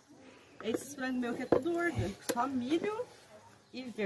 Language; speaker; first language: Portuguese; native; Portuguese